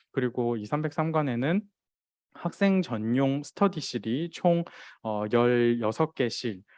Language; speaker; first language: Korean; non-native, fluent; Chinese